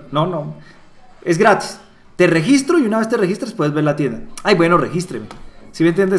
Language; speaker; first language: Spanish; native; Spanish